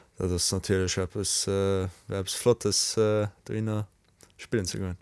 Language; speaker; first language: Luxembourgish; early bilingual, other home language; Polish